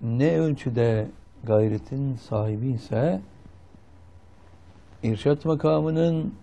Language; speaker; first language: Turkish; native; Turkish